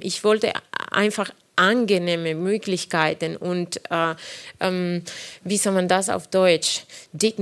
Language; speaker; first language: German; non-native, fluent; Spanish